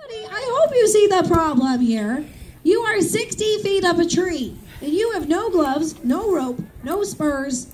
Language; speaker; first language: English; native; English